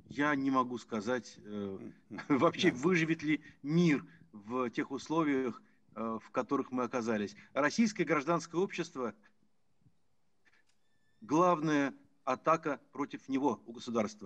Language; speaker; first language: Russian; native; Russian